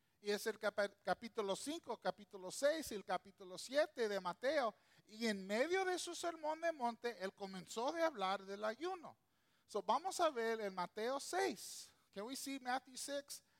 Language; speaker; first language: Spanish; non-native, local second language; English